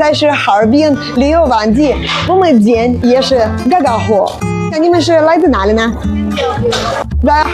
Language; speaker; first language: Chinese; non-native, fluent; Russian